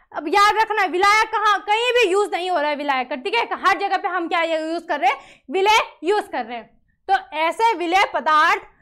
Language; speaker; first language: Hindi; native; Hindi